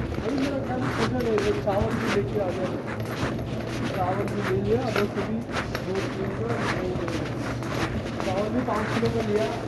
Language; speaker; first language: Hindi; non-native, local second language; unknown